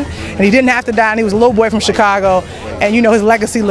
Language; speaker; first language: English; native; English